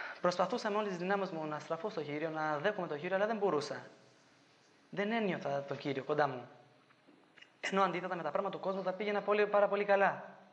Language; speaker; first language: Greek; non-native, fluent; Albanian